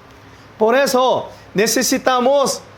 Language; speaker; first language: Spanish; non-native, learner; Korean